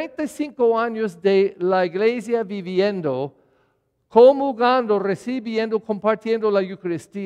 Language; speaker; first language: Spanish; non-native, learner; English